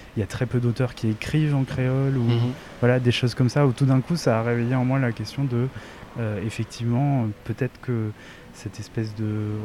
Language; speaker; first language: French; native; French